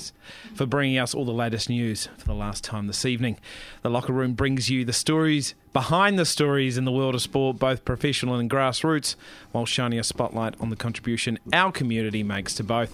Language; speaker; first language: English; native; English